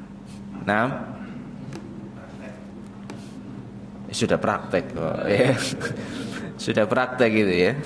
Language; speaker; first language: Indonesian; native; Indonesian